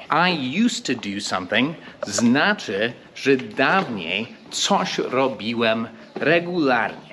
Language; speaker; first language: Polish; non-native, fluent; English